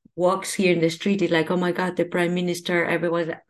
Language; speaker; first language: English; non-native, fluent; Spanish